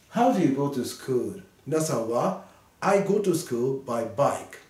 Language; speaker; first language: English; non-native, fluent; Japanese